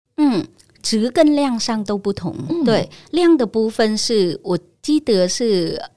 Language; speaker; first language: Chinese; non-native, fluent; Vietnamese